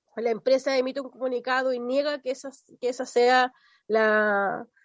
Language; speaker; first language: Spanish; native; Spanish